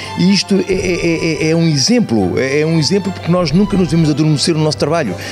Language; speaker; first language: Portuguese; native; Portuguese